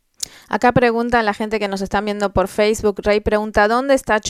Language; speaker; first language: Spanish; native; Spanish